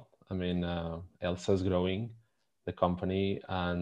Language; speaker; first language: English; non-native, fluent; Spanish